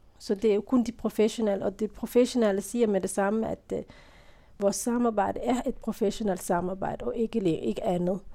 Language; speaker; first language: Danish; non-native, fluent; Somali